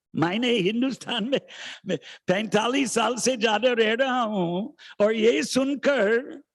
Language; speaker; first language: Hindi; non-native, fluent; English